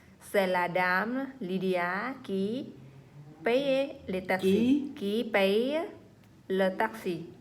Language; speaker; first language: French; non-native, learner; Vietnamese